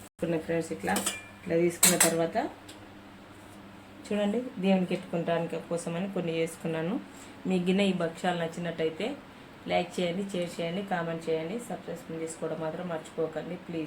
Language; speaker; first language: Telugu; native; Telugu